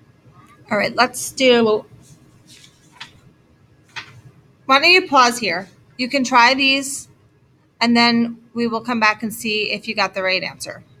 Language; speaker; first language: English; native; English